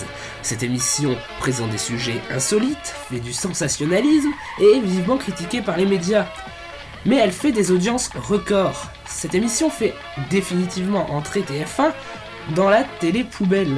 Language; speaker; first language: French; native; French